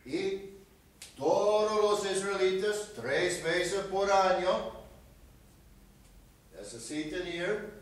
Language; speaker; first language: Spanish; non-native, fluent; English